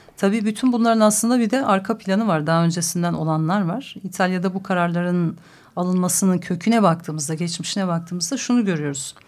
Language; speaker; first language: Turkish; native; Turkish